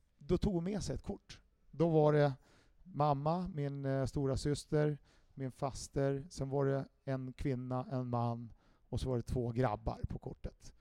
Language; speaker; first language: Swedish; early bilingual, other home language; Finnish